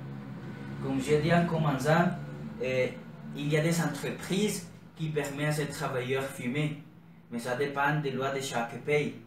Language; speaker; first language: French; non-native, learner; Spanish